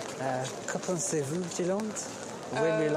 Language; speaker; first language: French; non-native, learner; English